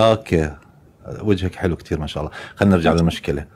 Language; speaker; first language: Arabic; native; Arabic